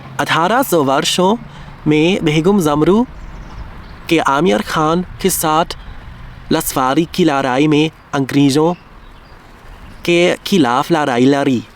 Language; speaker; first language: Hindi; non-native, learner; German